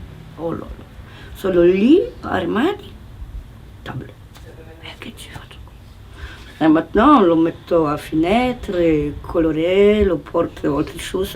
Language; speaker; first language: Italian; non-native, learner; Polish